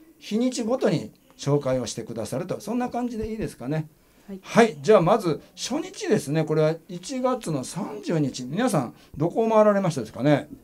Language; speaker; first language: Japanese; native; Japanese